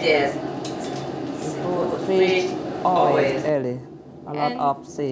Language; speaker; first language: English; non-native, learner; Thai